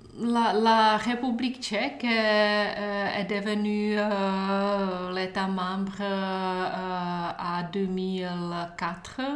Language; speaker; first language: French; non-native, learner; Czech